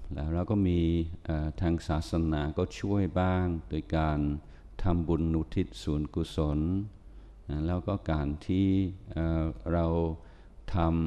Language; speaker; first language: Thai; non-native, fluent; English